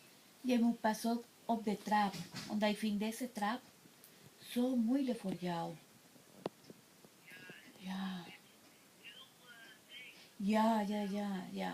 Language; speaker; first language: Dutch; non-native, learner; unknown